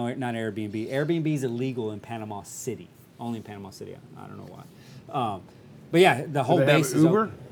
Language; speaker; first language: English; early bilingual, other home language; Spanish